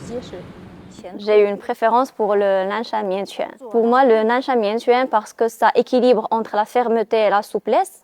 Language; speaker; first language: French; non-native, local second language; Arabic